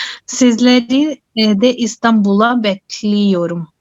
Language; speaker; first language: Turkish; non-native, learner; Urdu